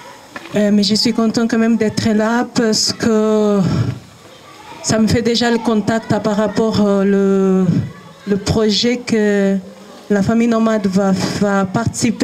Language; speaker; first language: French; non-native, learner; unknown